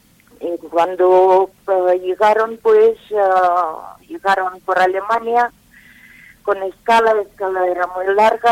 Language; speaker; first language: Spanish; non-native, fluent; Ukrainian